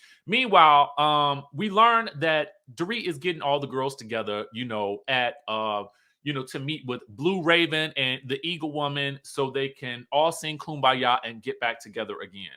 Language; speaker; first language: English; native; English